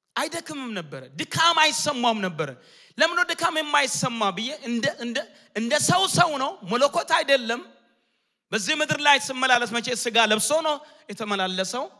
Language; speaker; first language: Amharic; non-native, local second language; Oromo